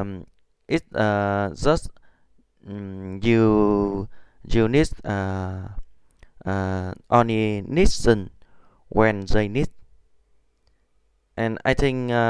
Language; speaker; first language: English; non-native, learner; Vietnamese